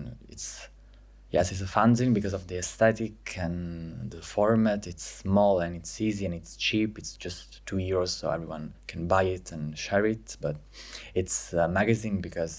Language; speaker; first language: English; non-native, fluent; Italian